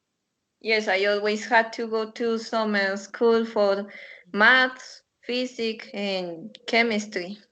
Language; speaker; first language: English; non-native, learner; Spanish